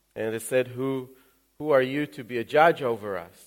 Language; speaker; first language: English; early bilingual, other home language; Russian